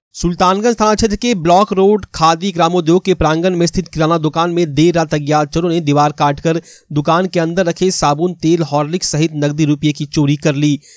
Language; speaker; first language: Hindi; native; Hindi